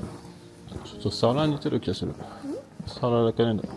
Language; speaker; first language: Japanese; non-native, learner; French